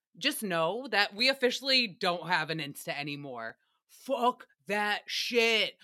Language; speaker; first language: English; early bilingual, other home language; Armenian